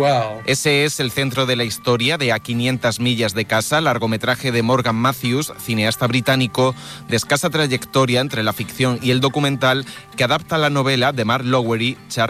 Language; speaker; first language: Spanish; native; Spanish